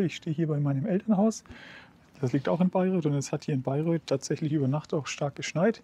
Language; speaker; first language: German; native; German